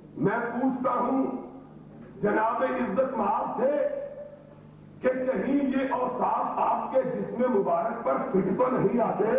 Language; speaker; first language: Urdu; non-native, local second language; Punjabi